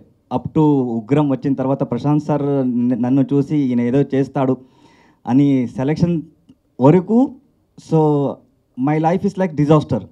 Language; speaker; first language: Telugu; non-native, learner; Kannada